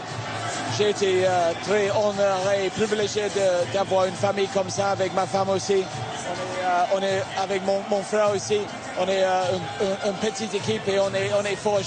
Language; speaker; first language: French; non-native, fluent; English